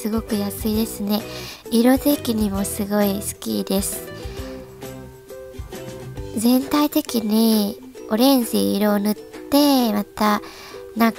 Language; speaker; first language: Japanese; non-native, fluent; Vietnamese